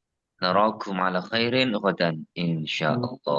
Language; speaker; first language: Arabic; non-native, learner; Indonesian